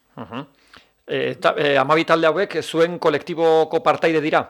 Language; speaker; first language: Basque; native; Basque